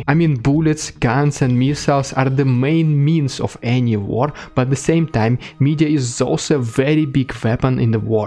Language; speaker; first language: English; non-native, fluent; Russian